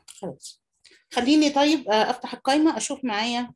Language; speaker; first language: Arabic; native; Arabic